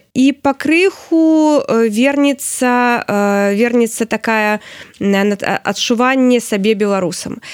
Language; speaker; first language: Belarusian; non-native, local second language; Russian